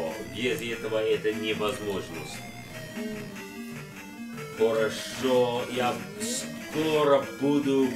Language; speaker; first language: Russian; non-native, learner; English